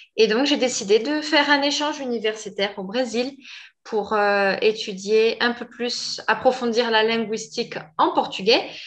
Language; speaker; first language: French; native; French